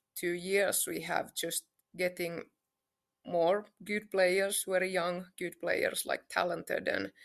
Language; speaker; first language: English; non-native, fluent; Finnish